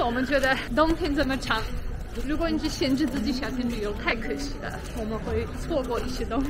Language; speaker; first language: Chinese; non-native, fluent; Polish